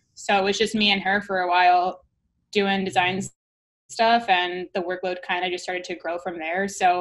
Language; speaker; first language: English; native; English